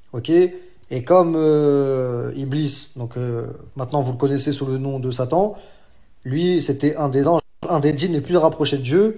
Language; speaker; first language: French; native; French